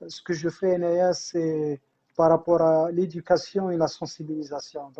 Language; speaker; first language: French; non-native, local second language; Arabic